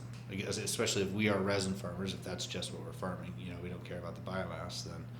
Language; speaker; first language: English; native; English